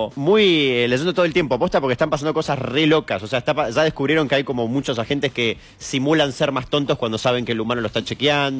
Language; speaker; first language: Spanish; native; Spanish